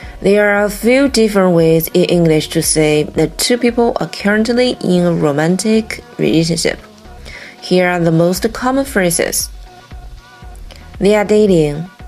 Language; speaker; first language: English; non-native, fluent; Chinese